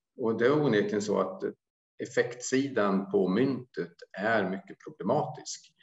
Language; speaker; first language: Swedish; native; Swedish